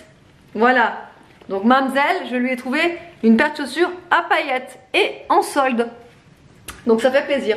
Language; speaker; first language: French; native; French